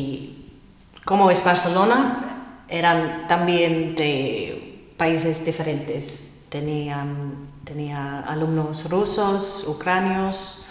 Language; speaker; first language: Spanish; non-native, fluent; English